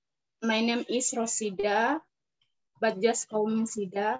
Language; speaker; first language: English; non-native, learner; Indonesian